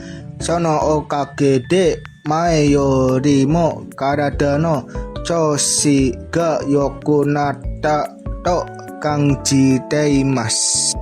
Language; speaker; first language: Japanese; non-native, learner; Indonesian